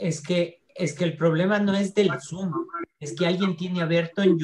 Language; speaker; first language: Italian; non-native, learner; Spanish